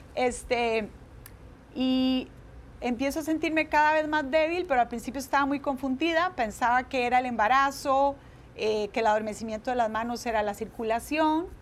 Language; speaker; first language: Spanish; native; Spanish